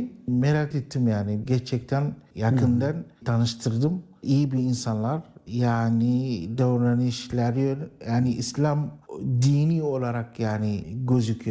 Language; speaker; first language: Turkish; non-native, learner; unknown